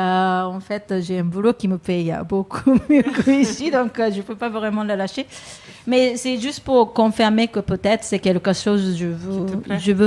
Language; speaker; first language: French; non-native, fluent; Japanese